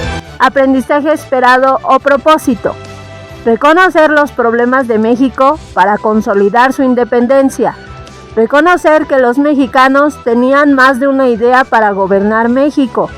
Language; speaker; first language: Spanish; native; Spanish